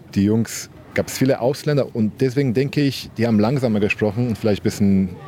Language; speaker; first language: German; non-native, fluent; Polish